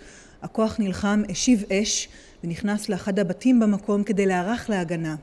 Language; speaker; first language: Hebrew; native; Hebrew